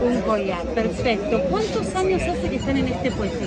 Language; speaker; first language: Spanish; native; Spanish